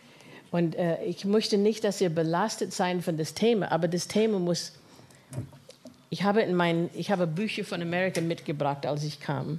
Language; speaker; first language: German; non-native, fluent; English